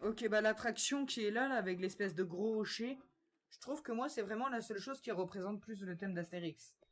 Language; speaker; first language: French; native; French